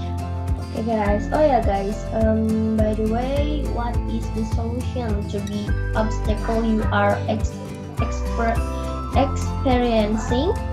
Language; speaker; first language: English; non-native, learner; Indonesian